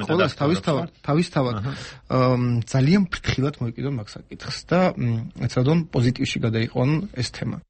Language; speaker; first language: Georgian; non-native, local second language; Armenian